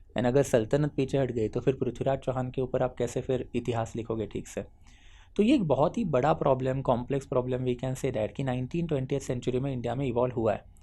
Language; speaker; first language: Hindi; non-native, local second language; Marathi